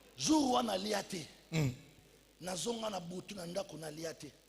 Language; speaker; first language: Lingala; native; Lingala